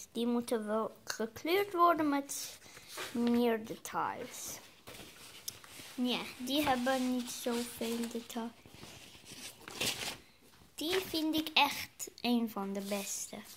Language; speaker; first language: Dutch; early bilingual, other home language; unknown